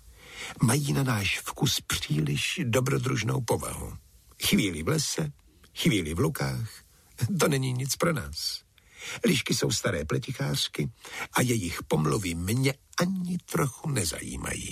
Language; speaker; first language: Czech; native; Czech